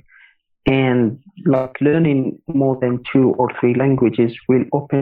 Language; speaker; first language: English; non-native, fluent; Arabic